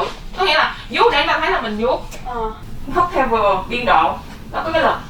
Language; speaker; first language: Vietnamese; native; Vietnamese